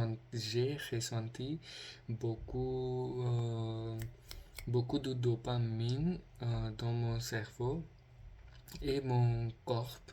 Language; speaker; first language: French; non-native, learner; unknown